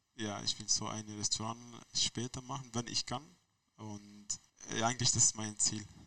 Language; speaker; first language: German; non-native, learner; Arabic